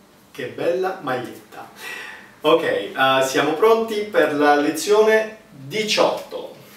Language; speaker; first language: Italian; native; Italian